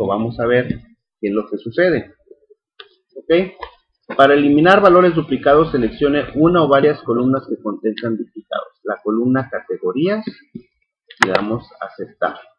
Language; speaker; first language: Spanish; native; Spanish